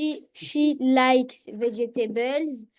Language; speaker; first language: English; non-native, learner; French